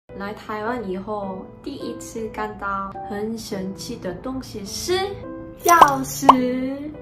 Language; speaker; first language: Chinese; non-native, learner; Korean